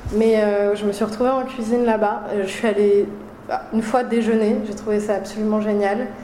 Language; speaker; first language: French; native; French